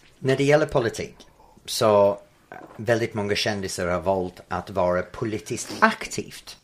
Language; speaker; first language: Swedish; non-native, fluent; English